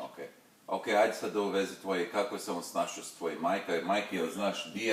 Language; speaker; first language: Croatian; early bilingual, heritage; Croatian